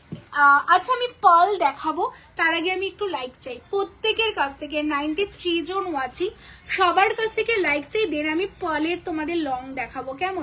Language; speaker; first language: Bangla; native; Bangla